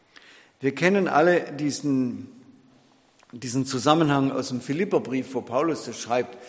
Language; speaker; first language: German; native; German